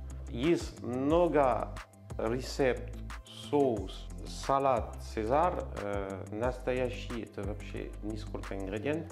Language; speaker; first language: Russian; non-native, learner; French